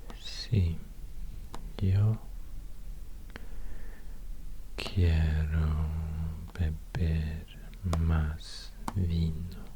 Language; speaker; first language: Spanish; non-native, learner; Swedish